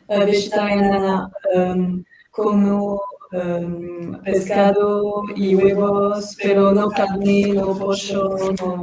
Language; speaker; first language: Spanish; non-native, learner; French